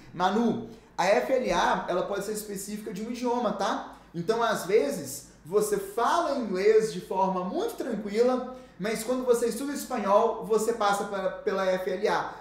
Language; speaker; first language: Portuguese; native; Portuguese